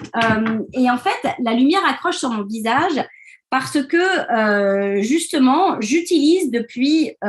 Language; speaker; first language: French; native; French